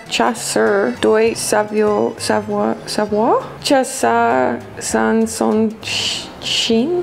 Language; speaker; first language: French; non-native, learner; English